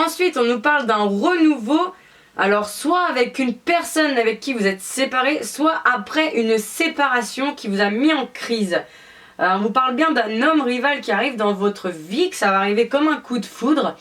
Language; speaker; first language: French; native; French